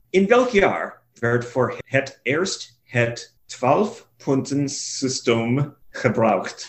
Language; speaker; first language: Dutch; non-native, learner; English